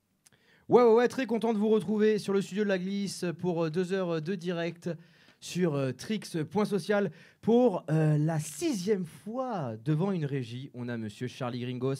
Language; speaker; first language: French; native; French